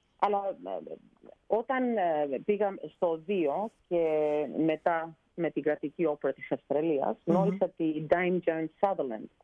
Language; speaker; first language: Greek; early bilingual, heritage; Greek